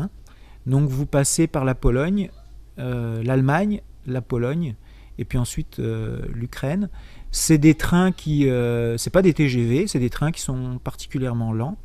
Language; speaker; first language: French; native; French